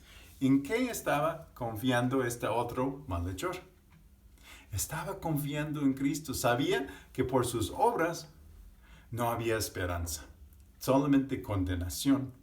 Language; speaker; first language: Spanish; non-native, fluent; English